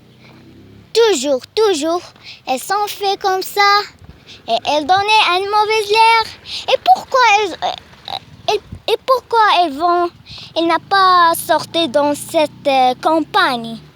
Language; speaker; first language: French; non-native, learner; Arabic